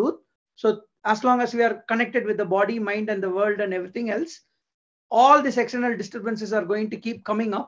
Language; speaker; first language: English; non-native, local second language; Tamil